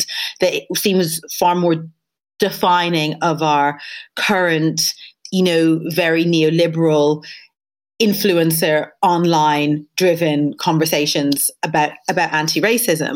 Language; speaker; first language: English; native; English